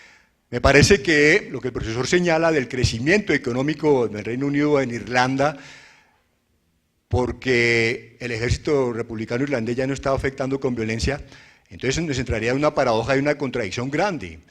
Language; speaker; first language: Spanish; native; Spanish